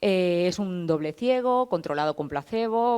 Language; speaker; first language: Spanish; native; Spanish